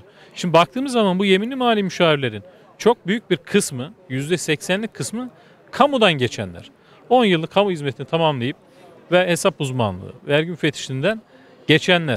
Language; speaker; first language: Turkish; native; Turkish